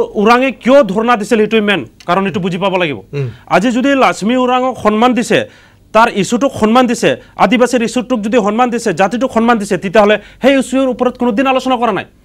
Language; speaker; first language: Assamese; non-native, local second language; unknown